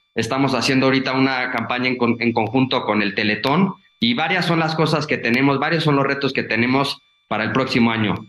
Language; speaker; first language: Spanish; native; Spanish